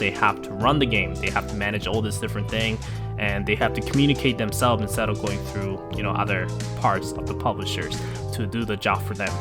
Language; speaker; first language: English; non-native, fluent; Korean